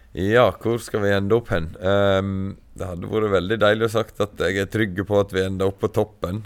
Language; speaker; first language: Norwegian; native; Norwegian